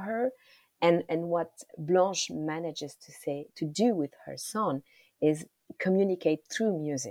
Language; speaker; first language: English; non-native, local second language; Kinyarwanda